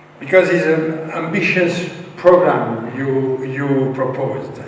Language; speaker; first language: English; non-native, fluent; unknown